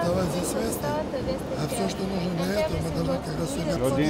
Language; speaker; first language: Russian; native; Russian